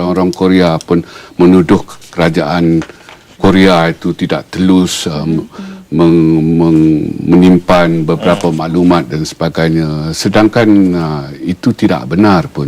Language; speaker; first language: Malay; native; Malay